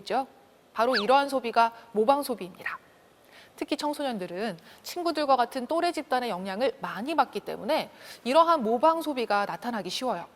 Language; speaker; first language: Korean; native; Korean